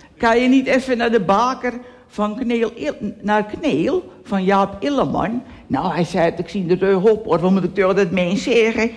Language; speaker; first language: Dutch; native; Dutch